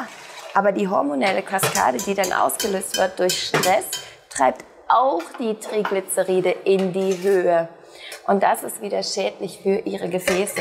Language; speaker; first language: German; native; German